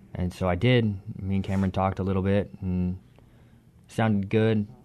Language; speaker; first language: English; native; English